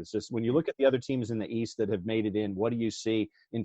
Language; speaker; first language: English; native; English